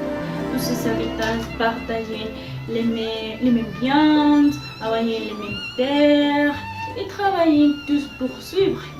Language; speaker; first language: French; non-native, learner; Spanish